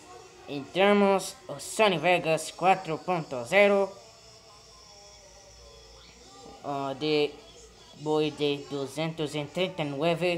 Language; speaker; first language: Spanish; non-native, learner; Portuguese